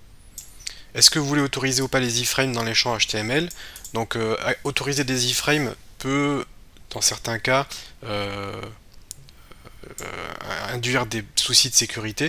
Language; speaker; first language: French; native; French